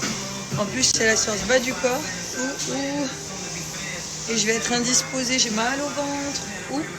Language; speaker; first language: French; native; French